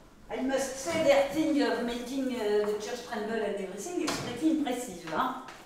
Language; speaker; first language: English; non-native, fluent; French